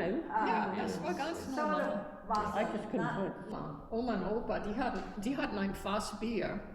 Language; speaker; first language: German; early bilingual, heritage; German